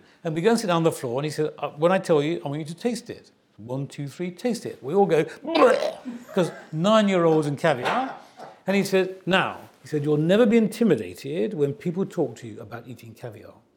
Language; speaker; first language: English; native; English